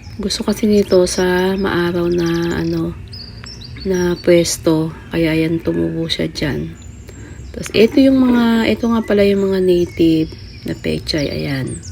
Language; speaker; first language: Filipino; native; Filipino